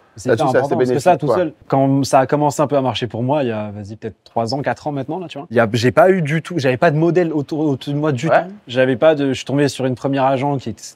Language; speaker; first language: French; native; French